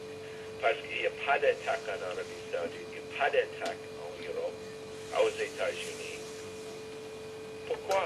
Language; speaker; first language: French; non-native, fluent; English